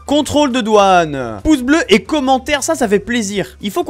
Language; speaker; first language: French; native; French